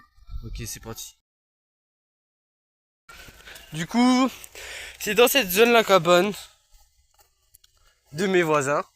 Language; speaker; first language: French; native; French